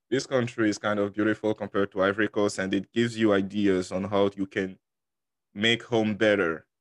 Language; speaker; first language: English; non-native, fluent; French